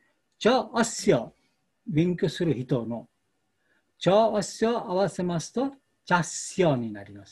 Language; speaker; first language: Japanese; non-native, fluent; Bangla